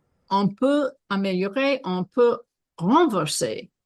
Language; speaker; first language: French; non-native, fluent; English